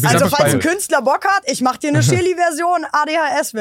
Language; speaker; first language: German; native; German